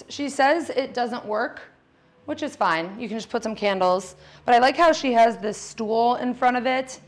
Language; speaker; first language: English; native; English